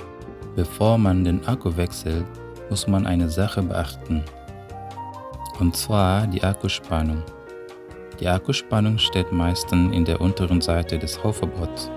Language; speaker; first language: German; non-native, fluent; Indonesian